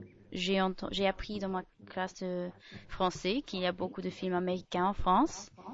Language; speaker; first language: French; non-native, fluent; English